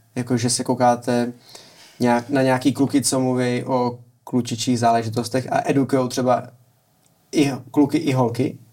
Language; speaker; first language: Czech; native; Czech